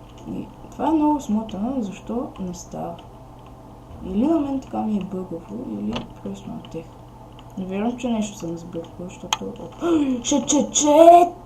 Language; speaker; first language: Bulgarian; native; Bulgarian